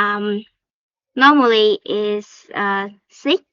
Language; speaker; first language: English; non-native, learner; Vietnamese